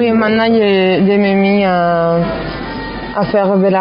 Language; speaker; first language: French; non-native, fluent; Spanish